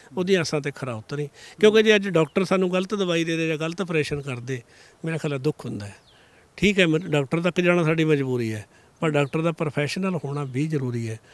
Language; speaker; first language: Punjabi; native; Punjabi